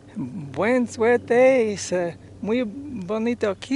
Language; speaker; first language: Spanish; non-native, learner; English